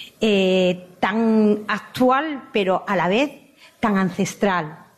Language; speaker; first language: Spanish; native; Spanish